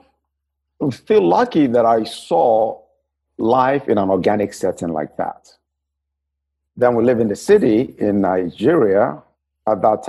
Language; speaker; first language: English; non-native, local second language; Igbo